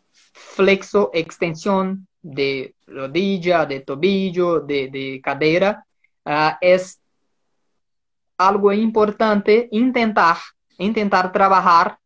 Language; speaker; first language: Spanish; non-native, fluent; Portuguese